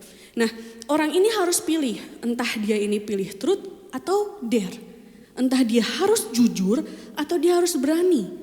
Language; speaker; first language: Indonesian; native; Indonesian